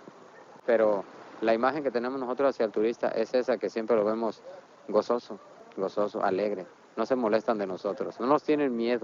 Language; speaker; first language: Spanish; native; Spanish